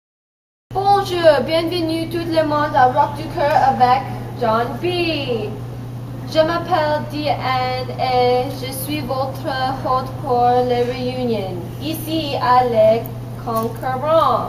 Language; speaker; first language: French; non-native, learner; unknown